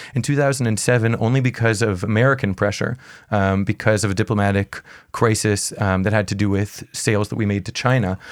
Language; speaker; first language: English; native; English